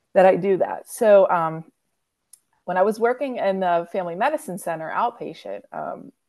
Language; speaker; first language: English; native; English